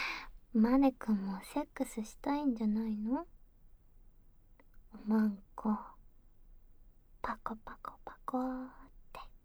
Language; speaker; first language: Japanese; native; Japanese